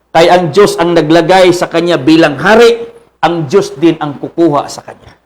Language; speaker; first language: Filipino; non-native, local second language; Cebuano